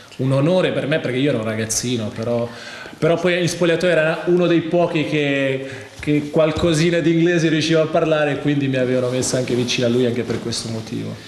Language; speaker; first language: Italian; non-native, fluent; Portuguese